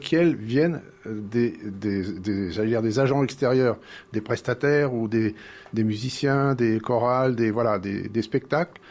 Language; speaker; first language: French; native; French